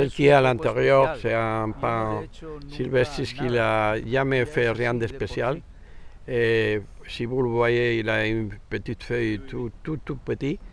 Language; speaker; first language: French; non-native, fluent; Spanish